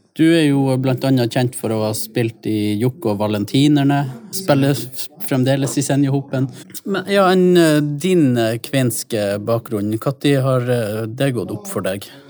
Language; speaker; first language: Norwegian; native; Norwegian